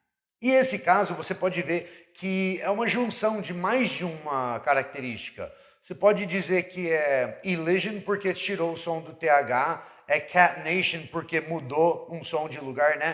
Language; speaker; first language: Portuguese; non-native, fluent; English